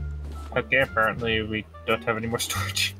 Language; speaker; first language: English; native; English